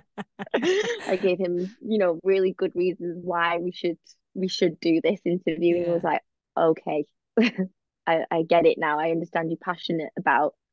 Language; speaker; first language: English; native; English